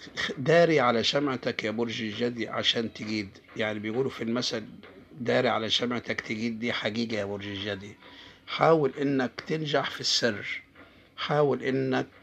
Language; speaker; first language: Arabic; native; Arabic